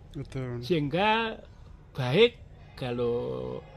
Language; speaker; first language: Indonesian; non-native, local second language; Javanese